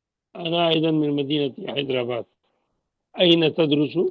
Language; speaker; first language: Arabic; non-native, fluent; Urdu